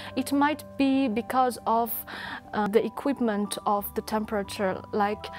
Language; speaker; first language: English; non-native, fluent; Chinese